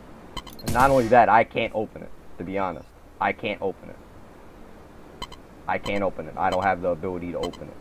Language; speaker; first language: English; native; English